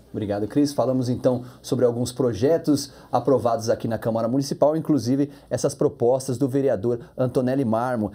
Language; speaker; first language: Portuguese; native; Portuguese